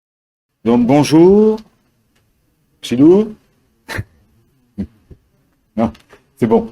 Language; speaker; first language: French; native; French